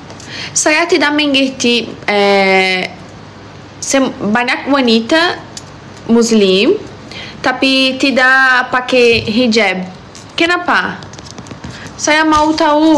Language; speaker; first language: Indonesian; non-native, learner; Portuguese